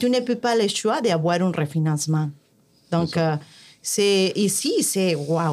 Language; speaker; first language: French; non-native, fluent; Spanish